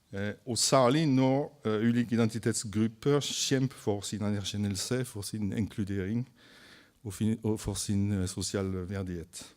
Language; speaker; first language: Norwegian; non-native, fluent; French